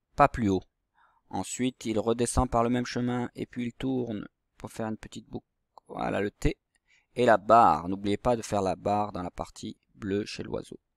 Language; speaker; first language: French; native; French